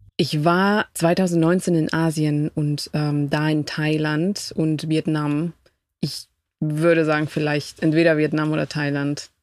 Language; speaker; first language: German; non-native, fluent; Spanish